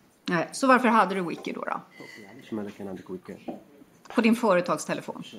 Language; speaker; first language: Swedish; native; Swedish